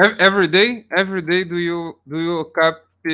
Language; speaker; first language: English; non-native, learner; Portuguese